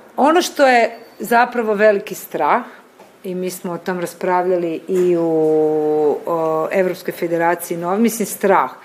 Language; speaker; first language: Croatian; native; Croatian